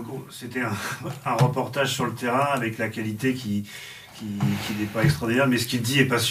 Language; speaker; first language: French; native; French